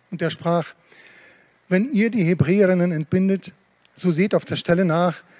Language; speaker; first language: German; early bilingual, other home language; Russian